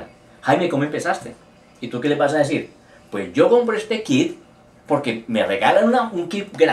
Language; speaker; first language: Spanish; native; Spanish